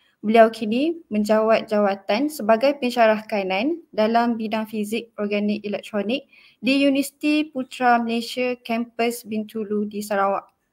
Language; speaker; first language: Malay; native; Malay